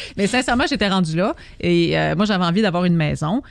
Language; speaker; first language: French; native; French